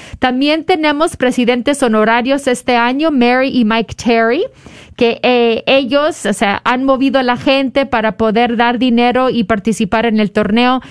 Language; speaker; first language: Spanish; early bilingual, heritage; Spanish